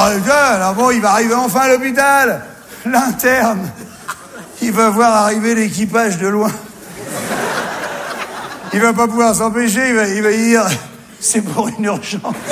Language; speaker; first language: French; native; French